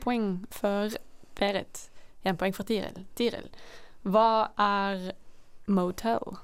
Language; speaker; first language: Norwegian; non-native, fluent; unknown